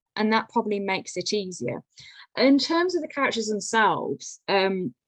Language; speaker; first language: English; native; English